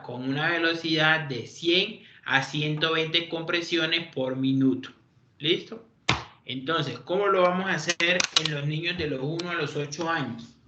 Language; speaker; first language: Spanish; native; Spanish